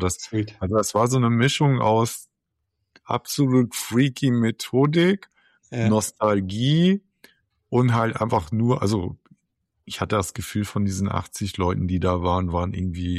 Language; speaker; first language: German; native; German